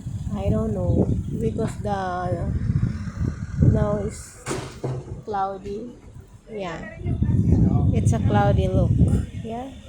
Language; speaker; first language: English; non-native, local second language; Filipino